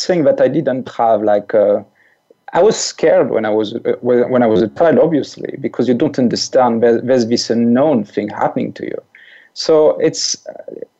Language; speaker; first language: English; non-native, fluent; French